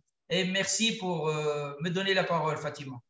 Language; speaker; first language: French; non-native, local second language; Arabic